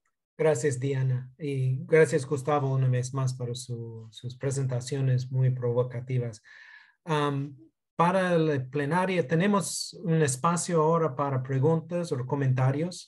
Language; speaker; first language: Spanish; non-native, fluent; English